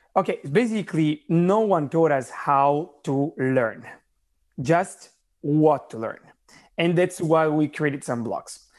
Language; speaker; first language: English; non-native, fluent; Italian